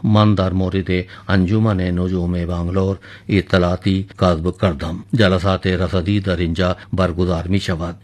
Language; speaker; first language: Persian; non-native, fluent; Urdu